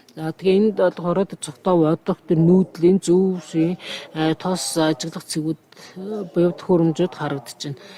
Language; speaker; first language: Mongolian; non-native, fluent; Japanese